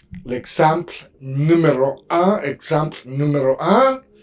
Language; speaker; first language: French; non-native, fluent; Spanish